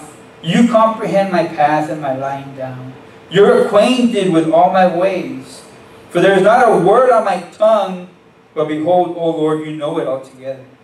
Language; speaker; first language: English; native; English